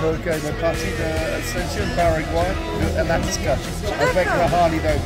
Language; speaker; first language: English; non-native, learner; French